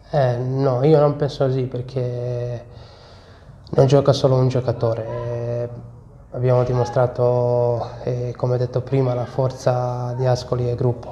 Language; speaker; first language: Italian; non-native, learner; Serbian